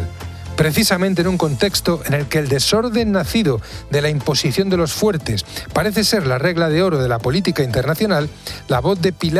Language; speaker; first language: Spanish; native; Spanish